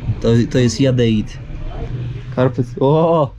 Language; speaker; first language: English; non-native, learner; Polish